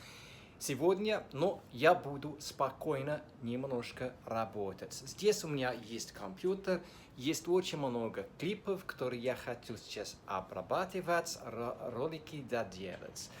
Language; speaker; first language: Russian; non-native, fluent; English